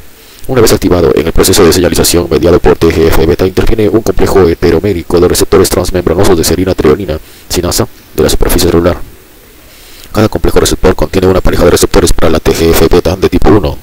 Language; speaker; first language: Spanish; native; Spanish